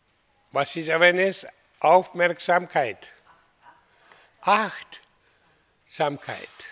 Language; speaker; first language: German; non-native, fluent; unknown